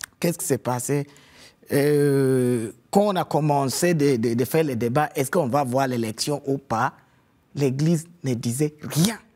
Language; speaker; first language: French; non-native, fluent; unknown